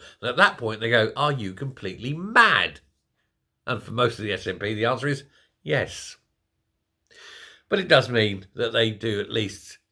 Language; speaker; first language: English; native; English